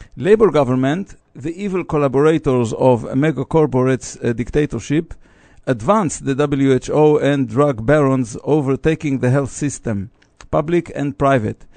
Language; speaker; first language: English; non-native, fluent; Hebrew